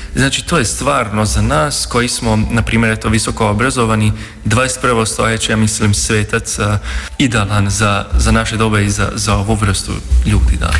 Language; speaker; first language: Bosnian; non-native, local second language; Hungarian